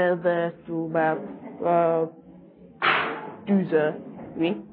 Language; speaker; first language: French; non-native, learner; English